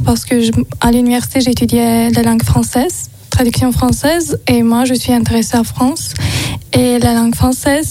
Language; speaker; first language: French; non-native, learner; Azerbaijani